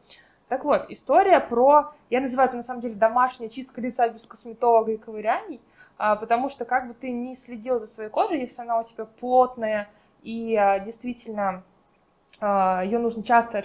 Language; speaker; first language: Russian; native; Russian